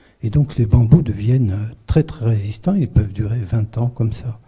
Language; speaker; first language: French; native; French